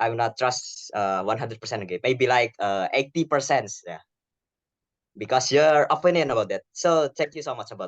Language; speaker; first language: English; non-native, learner; Indonesian